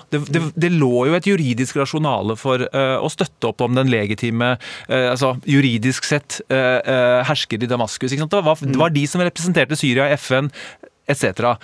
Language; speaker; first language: Norwegian; native; Norwegian